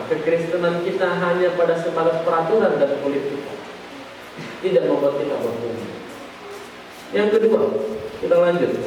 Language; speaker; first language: Indonesian; native; Indonesian